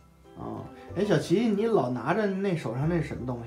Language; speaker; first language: Chinese; native; Chinese